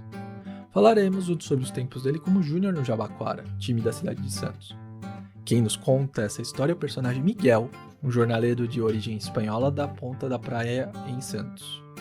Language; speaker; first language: Portuguese; native; Portuguese